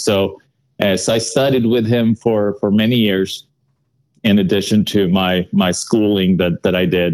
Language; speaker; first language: English; non-native, fluent; Swedish